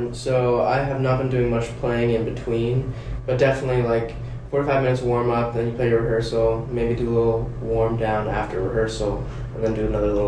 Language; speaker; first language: English; native; English